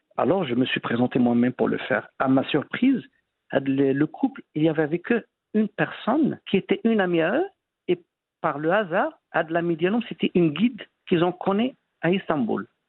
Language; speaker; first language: French; non-native, local second language; Arabic